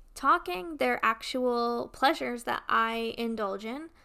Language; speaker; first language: English; native; English